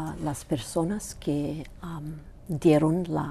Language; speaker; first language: Spanish; non-native, local second language; Greek